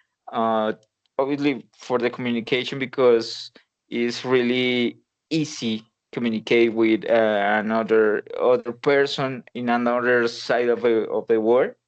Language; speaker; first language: English; non-native, learner; Spanish